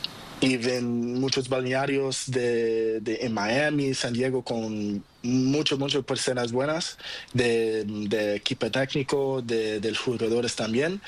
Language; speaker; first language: Spanish; non-native, learner; Portuguese